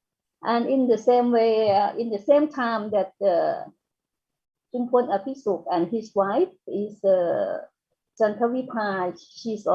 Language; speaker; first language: English; non-native, fluent; Thai